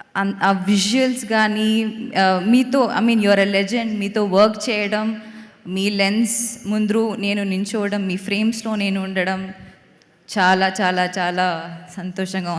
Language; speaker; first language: Telugu; non-native, learner; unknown